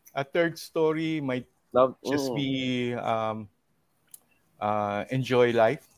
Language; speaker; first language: Filipino; native; Filipino